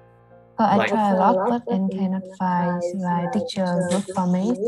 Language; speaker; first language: English; non-native, learner; Vietnamese